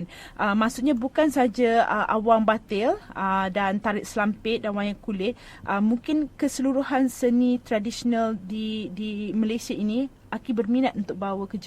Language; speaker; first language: Malay; native; Malay